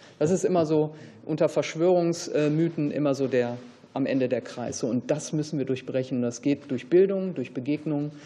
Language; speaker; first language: German; native; German